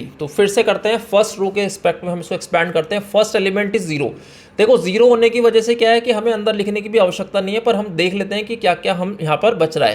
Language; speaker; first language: Hindi; native; Hindi